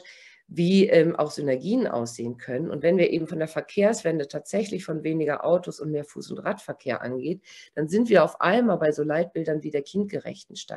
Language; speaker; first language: German; native; German